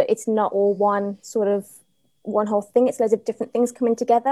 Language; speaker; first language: English; native; English